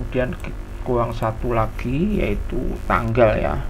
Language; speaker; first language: Indonesian; native; Indonesian